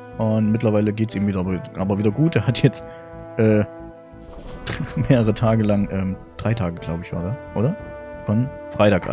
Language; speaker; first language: German; native; German